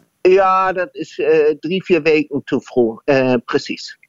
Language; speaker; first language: Dutch; non-native, fluent; German